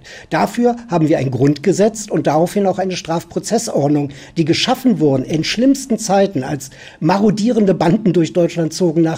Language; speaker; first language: German; native; German